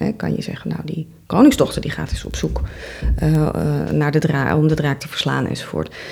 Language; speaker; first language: Dutch; native; Dutch